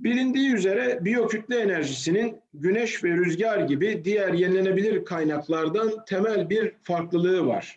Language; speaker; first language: Turkish; native; Turkish